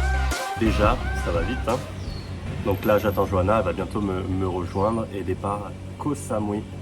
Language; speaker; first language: French; native; French